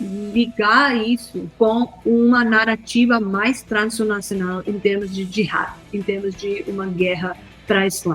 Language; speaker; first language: Portuguese; non-native, fluent; Hindi